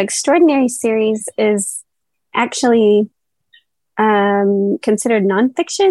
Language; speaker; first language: English; native; English